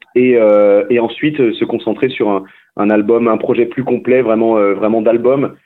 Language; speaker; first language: French; native; French